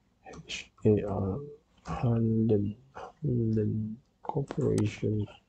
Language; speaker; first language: English; non-native, local second language; Malay